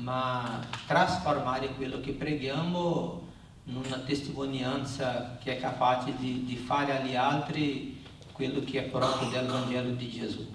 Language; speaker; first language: Italian; non-native, learner; Portuguese